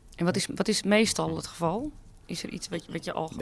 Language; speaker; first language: Dutch; early bilingual, other home language; Greek